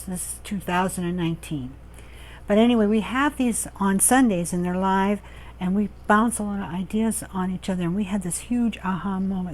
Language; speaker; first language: English; native; English